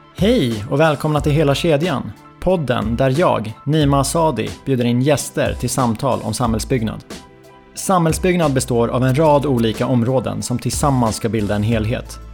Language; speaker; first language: Swedish; native; Swedish